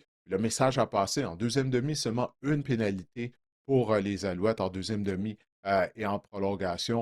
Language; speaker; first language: French; native; French